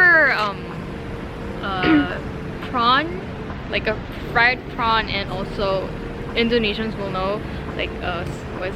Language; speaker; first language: English; non-native, fluent; Indonesian